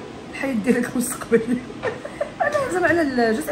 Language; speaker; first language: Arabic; native; Arabic